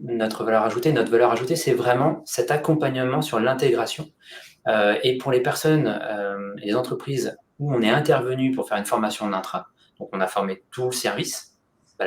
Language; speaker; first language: French; native; French